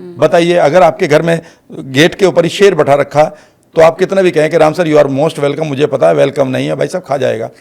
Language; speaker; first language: Hindi; native; Hindi